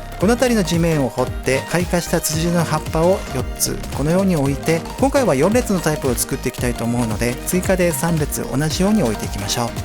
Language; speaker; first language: Japanese; native; Japanese